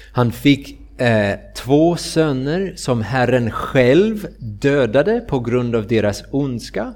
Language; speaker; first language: Swedish; non-native, fluent; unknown